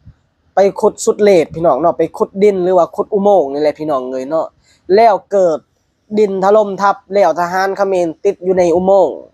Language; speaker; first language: Thai; non-native, local second language; Lao